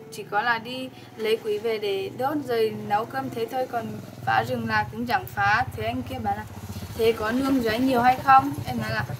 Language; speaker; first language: Vietnamese; non-native, local second language; Hmong